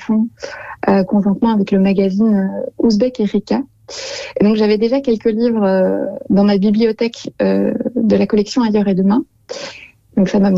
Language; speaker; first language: French; native; French